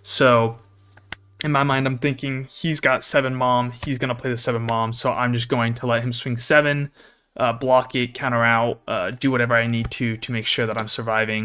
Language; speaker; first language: English; native; English